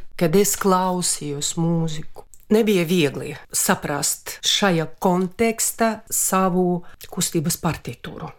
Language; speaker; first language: Latvian; non-native, local second language; Russian